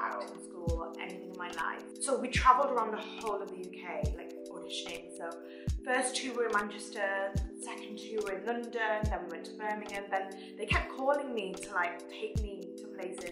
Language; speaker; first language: English; native; English